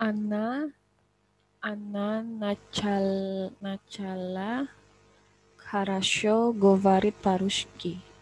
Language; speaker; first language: Russian; non-native, learner; Indonesian